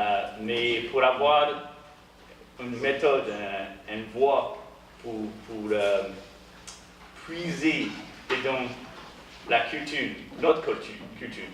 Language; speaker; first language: French; early bilingual, heritage; English